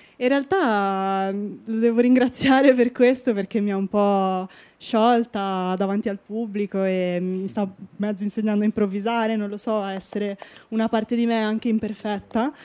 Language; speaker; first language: Italian; native; Italian